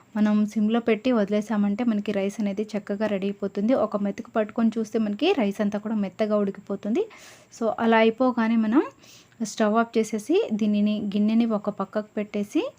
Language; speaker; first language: Telugu; non-native, local second language; Lambadi